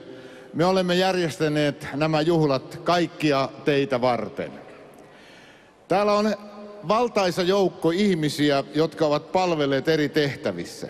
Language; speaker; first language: Finnish; native; Finnish